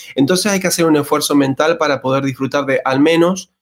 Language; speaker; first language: Spanish; native; Spanish